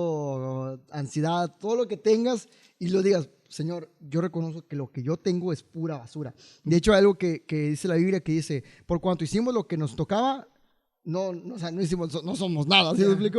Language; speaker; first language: Spanish; native; Spanish